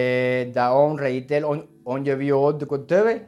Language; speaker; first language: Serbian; non-native, learner; Spanish